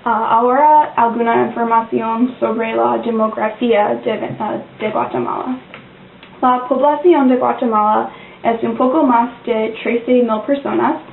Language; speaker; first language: Spanish; non-native, learner; English